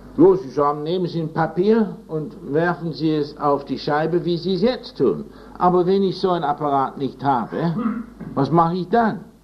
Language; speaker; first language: German; non-native, fluent; English